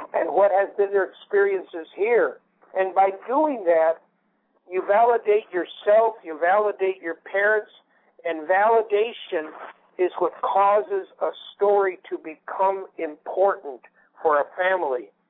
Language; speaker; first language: English; early bilingual, other home language; Spanish